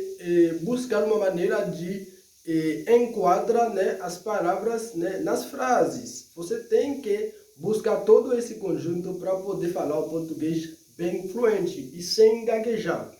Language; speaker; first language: Portuguese; non-native, fluent; Haitian Creole